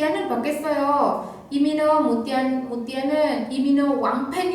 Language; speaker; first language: Korean; non-native, fluent; Indonesian